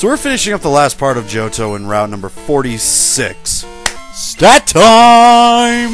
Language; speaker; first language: English; native; English